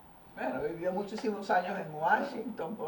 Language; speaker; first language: Spanish; native; Spanish